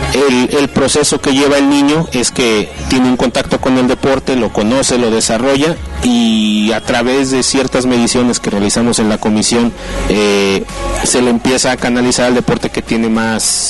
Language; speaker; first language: Spanish; native; Spanish